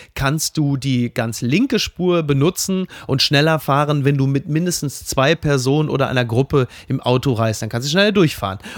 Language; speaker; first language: German; native; German